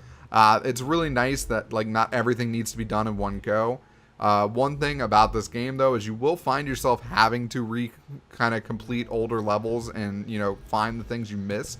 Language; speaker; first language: English; native; English